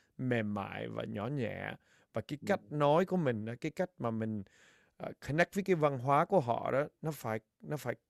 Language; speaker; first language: Vietnamese; early bilingual, heritage; Vietnamese